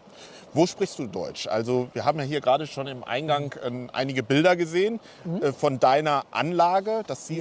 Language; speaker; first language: German; native; German